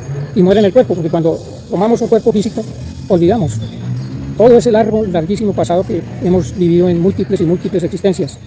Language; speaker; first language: Spanish; native; Spanish